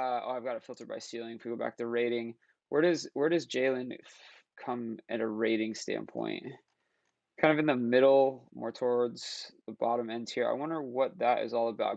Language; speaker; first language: English; native; English